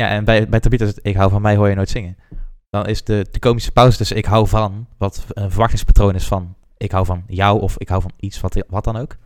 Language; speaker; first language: Dutch; native; Dutch